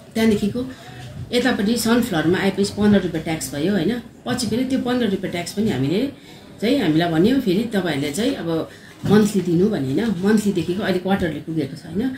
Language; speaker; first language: Nepali; native; Nepali